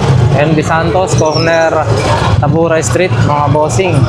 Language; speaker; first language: Filipino; native; Filipino